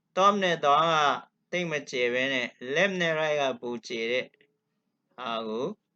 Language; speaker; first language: Burmese; non-native, local second language; Kachin